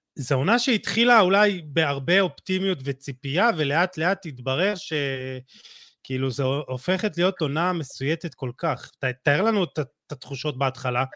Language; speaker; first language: Hebrew; native; Hebrew